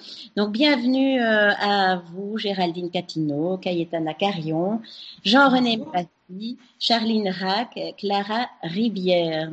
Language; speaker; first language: French; native; French